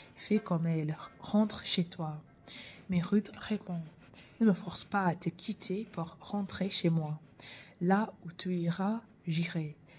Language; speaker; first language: French; non-native, learner; English